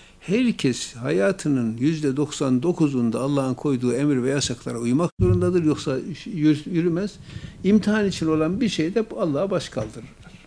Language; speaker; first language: Turkish; native; Turkish